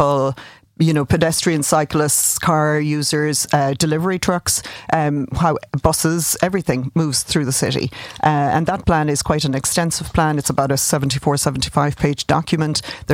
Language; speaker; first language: English; native; English